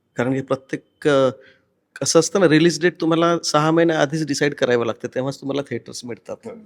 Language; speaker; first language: Marathi; native; Marathi